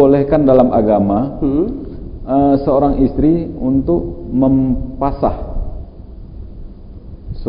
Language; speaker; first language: Malay; native; Malay